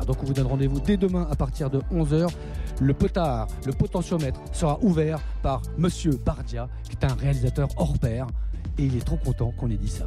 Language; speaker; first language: French; native; French